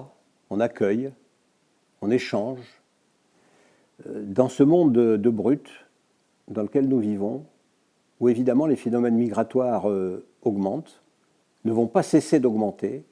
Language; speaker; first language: French; native; French